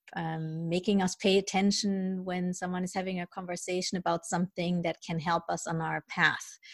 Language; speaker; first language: English; early bilingual, other home language; German